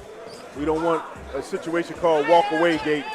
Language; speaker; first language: English; native; English